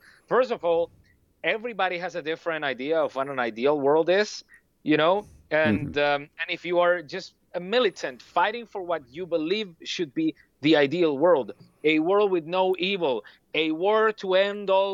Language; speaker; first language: English; non-native, fluent; Spanish